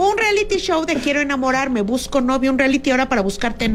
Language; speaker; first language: Spanish; native; Spanish